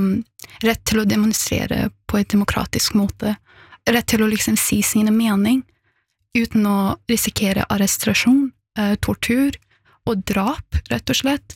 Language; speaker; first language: Norwegian; early bilingual, other home language; Persian